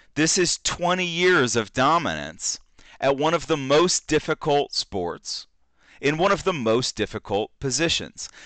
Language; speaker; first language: English; native; English